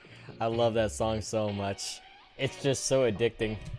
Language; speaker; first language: English; native; English